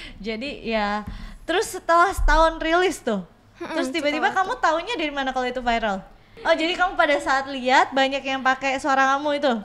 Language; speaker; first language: Indonesian; native; Indonesian